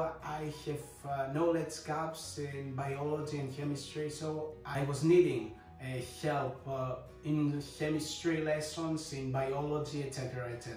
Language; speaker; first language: English; non-native, fluent; Greek